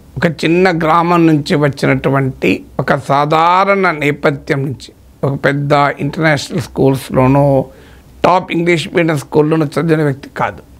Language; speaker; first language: Telugu; native; Telugu